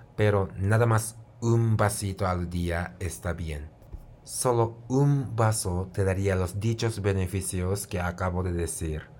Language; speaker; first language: Spanish; non-native, fluent; Japanese